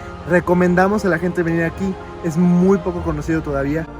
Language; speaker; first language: Spanish; native; Spanish